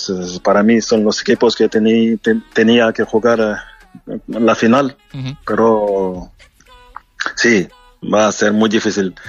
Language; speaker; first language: Spanish; non-native, fluent; French